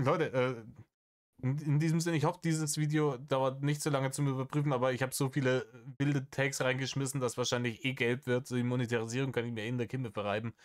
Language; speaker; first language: German; native; German